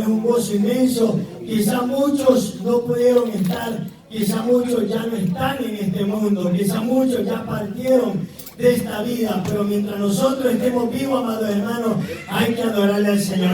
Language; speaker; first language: Spanish; native; Spanish